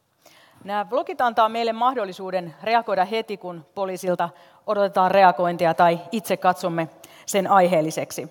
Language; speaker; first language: Finnish; native; Finnish